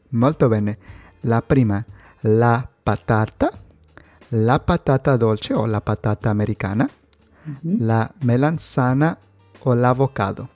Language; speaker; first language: Italian; non-native, learner; Spanish